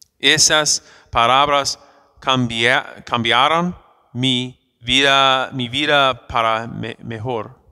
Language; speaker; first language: Spanish; non-native, fluent; English